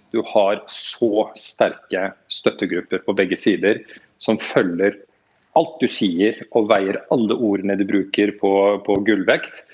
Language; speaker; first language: Norwegian; native; Norwegian